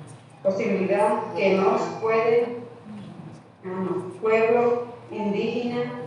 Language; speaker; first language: Spanish; non-native, local second language; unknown